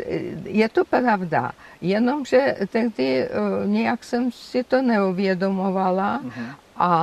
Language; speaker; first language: Czech; non-native, fluent; Georgian